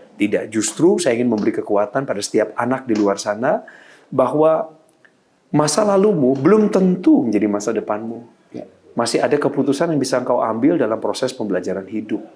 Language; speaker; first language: Indonesian; native; Indonesian